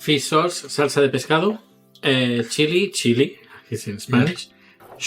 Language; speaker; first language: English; non-native, learner; Spanish